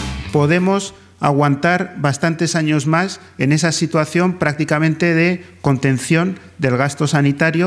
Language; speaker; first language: Spanish; native; Spanish